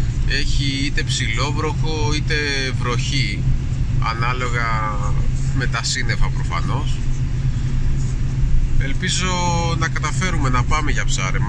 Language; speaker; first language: Greek; native; Greek